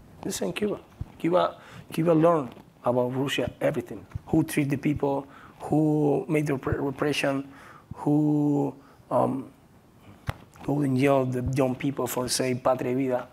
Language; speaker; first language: English; non-native, learner; Spanish